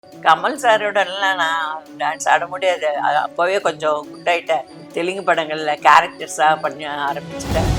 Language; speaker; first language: Tamil; non-native, local second language; Telugu